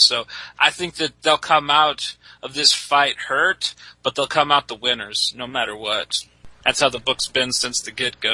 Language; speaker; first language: English; native; English